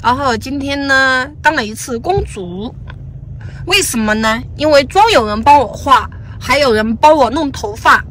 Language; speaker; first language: Chinese; native; Chinese